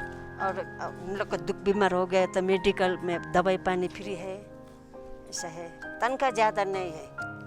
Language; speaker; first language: Hindi; non-native, local second language; Tibetan